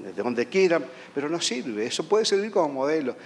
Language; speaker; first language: Spanish; native; Spanish